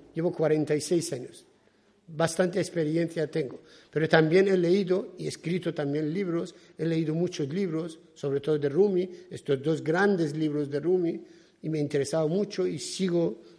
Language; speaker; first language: Spanish; non-native, fluent; Persian